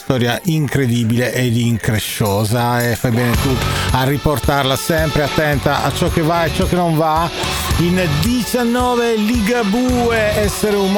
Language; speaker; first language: Italian; native; Italian